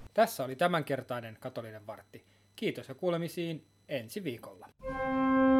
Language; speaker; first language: Finnish; native; Finnish